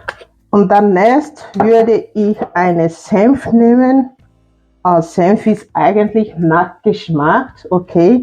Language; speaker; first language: German; non-native, fluent; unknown